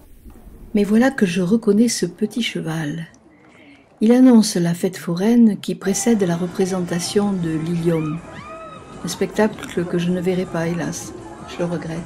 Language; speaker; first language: French; native; French